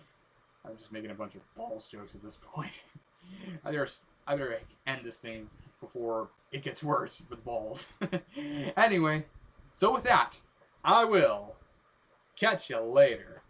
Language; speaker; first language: English; native; English